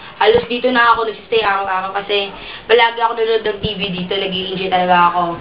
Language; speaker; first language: Filipino; non-native, local second language; Cebuano